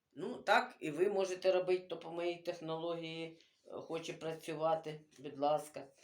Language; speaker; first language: Ukrainian; non-native, local second language; Russian